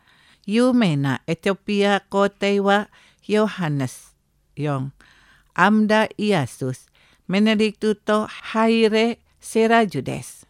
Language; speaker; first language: Japanese; non-native, fluent; Indonesian